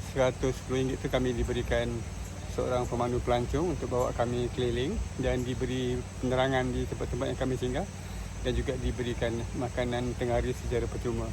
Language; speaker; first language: Malay; native; Malay